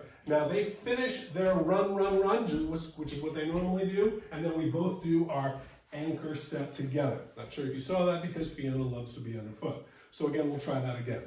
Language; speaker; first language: English; native; English